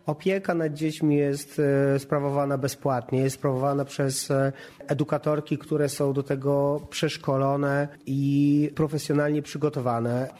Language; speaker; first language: Polish; native; Polish